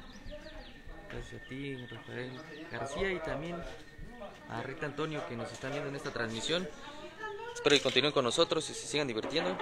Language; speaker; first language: Spanish; native; Spanish